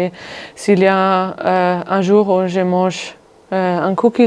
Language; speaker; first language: French; non-native, fluent; German